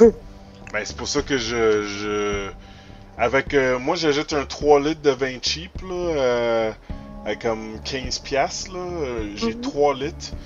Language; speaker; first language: French; native; French